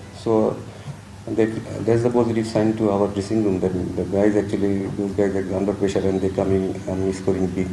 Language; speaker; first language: English; non-native, local second language; Bangla